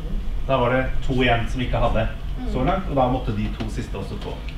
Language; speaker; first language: Norwegian; native; Norwegian